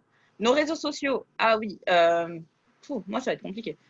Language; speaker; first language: French; native; French